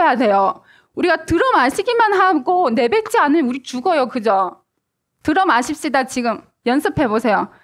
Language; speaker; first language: Korean; native; Korean